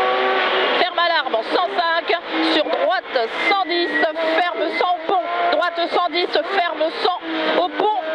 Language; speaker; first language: French; native; French